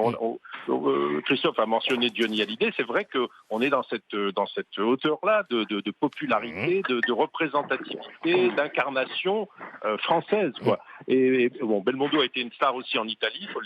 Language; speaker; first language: French; native; French